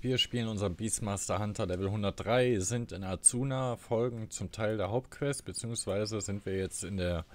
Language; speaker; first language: German; native; German